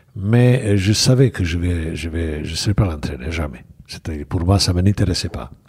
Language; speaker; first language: French; non-native, fluent; Bosnian